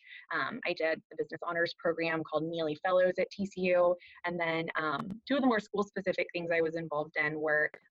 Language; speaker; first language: English; native; English